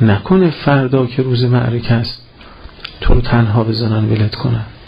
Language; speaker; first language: Persian; native; Persian